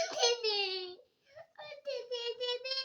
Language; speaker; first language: French; native; French